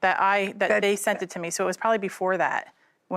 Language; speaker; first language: English; native; English